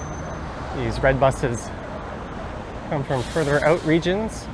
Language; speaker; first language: English; native; English